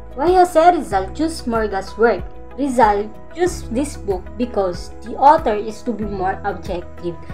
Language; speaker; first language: English; non-native, local second language; Filipino